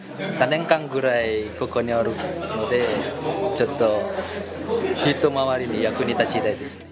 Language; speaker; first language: Japanese; non-native, learner; Indonesian